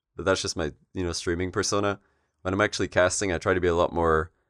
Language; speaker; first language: English; native; English